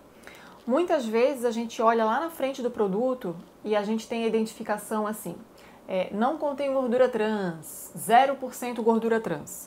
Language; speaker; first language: Portuguese; native; Portuguese